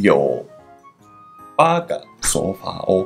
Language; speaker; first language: Chinese; non-native, fluent; Japanese